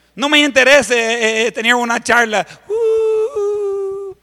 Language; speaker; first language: Spanish; non-native, fluent; English